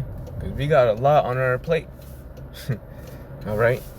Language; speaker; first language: English; native; English